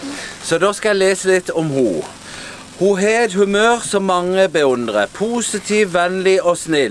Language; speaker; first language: Norwegian; native; Norwegian